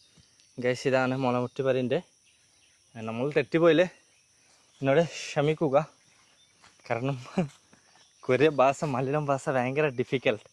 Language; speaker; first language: Malayalam; non-native, learner; Bangla